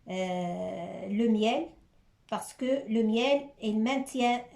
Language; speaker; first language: French; non-native, local second language; Arabic